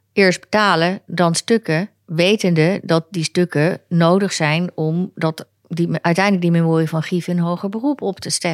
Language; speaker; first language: Dutch; native; Dutch